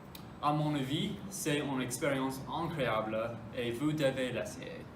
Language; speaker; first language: French; non-native, learner; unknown